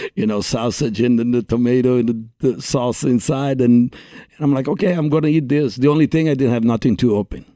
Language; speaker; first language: English; non-native, fluent; Portuguese